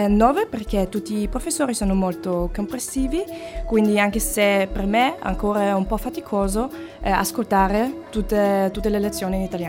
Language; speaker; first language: Italian; non-native, fluent; German